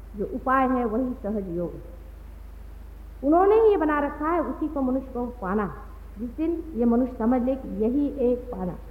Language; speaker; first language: Hindi; non-native, local second language; Marathi